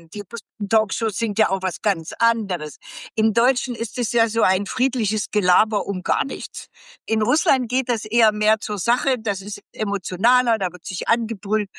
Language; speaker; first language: German; native; German